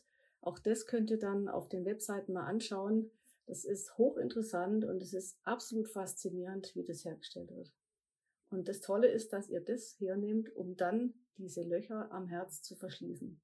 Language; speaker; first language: German; native; German